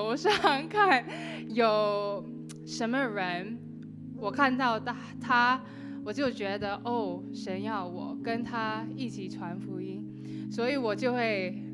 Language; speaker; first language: Chinese; non-native, learner; English